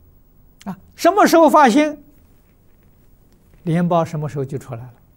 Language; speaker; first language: Chinese; native; Chinese